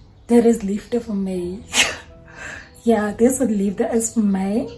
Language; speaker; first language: Afrikaans; non-native, learner; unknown